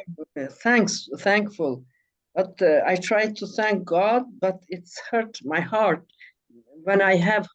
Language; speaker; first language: English; non-native, learner; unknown